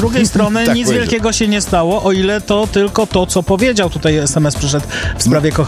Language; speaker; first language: Polish; native; Polish